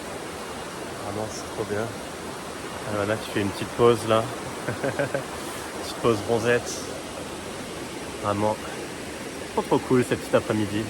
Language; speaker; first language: French; native; French